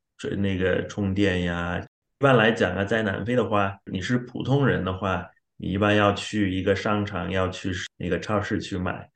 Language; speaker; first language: Chinese; non-native, fluent; Xhosa